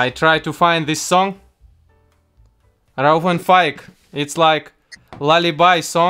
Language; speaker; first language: English; non-native, learner; Russian